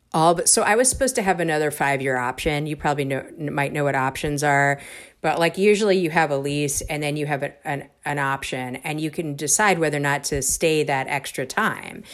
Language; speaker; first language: English; native; English